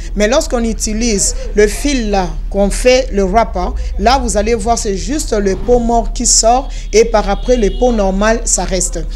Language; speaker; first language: French; non-native, local second language; Lingala